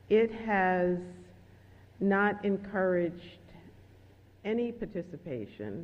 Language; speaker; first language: English; native; English